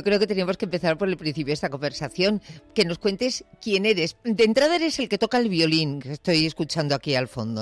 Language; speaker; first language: Spanish; native; Spanish